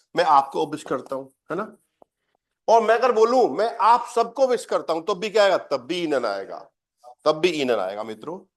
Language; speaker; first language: Hindi; native; Hindi